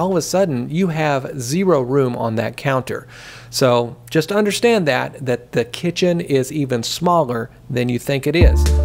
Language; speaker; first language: English; native; English